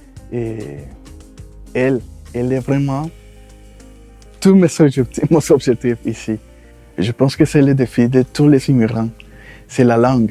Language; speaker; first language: French; non-native, fluent; Spanish